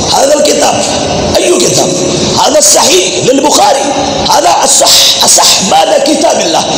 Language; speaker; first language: Arabic; non-native, fluent; Urdu